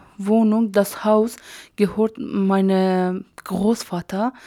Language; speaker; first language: German; non-native, learner; Persian